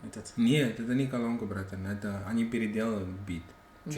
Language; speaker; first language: Russian; non-native, fluent; English